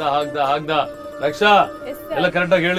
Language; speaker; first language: Kannada; native; Kannada